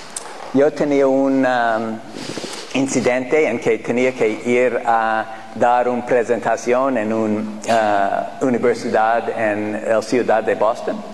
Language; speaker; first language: Spanish; non-native, fluent; English